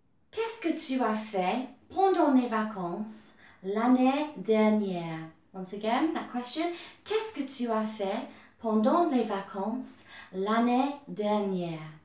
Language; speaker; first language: French; non-native, fluent; English